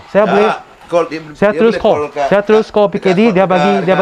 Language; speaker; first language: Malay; non-native, local second language; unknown